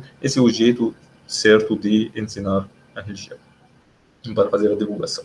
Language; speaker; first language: Portuguese; non-native, learner; Arabic